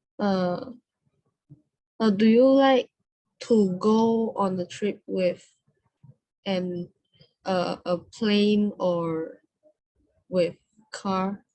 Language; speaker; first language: English; non-native, learner; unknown